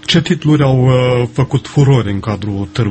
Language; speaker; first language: Romanian; native; Romanian